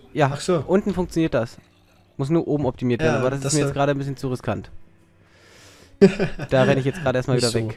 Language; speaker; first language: German; native; German